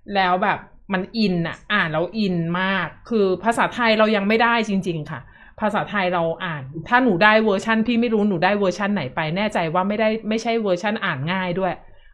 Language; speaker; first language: Thai; native; Thai